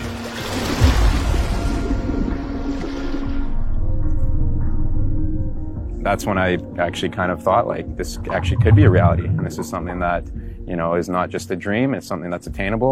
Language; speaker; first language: English; native; English